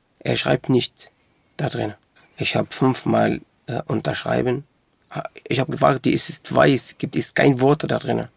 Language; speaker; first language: German; non-native, local second language; Arabic